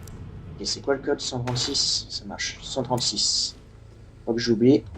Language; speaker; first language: French; native; French